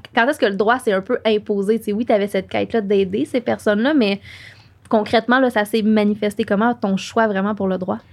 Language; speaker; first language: French; native; French